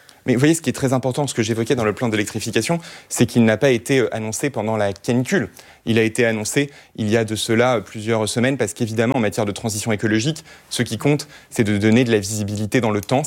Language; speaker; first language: French; native; French